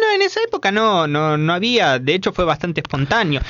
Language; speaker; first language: Spanish; native; Spanish